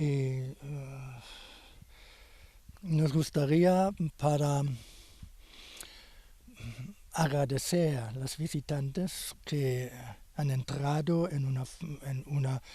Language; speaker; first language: Spanish; non-native, fluent; German